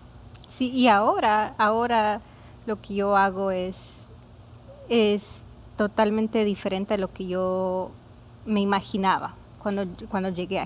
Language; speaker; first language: Spanish; early bilingual, heritage; Spanish